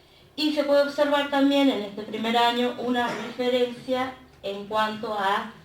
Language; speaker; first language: Spanish; native; Spanish